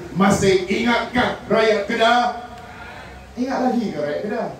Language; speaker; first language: Malay; non-native, local second language; Min Nan Chinese